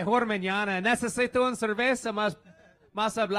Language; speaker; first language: Spanish; non-native, learner; English